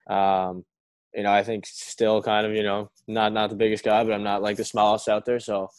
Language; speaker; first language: English; native; English